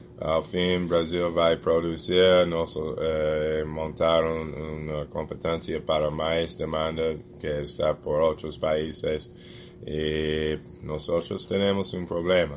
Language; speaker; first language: Portuguese; non-native, fluent; English